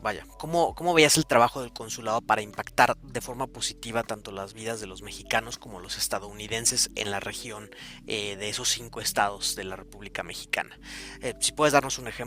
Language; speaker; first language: Spanish; native; Spanish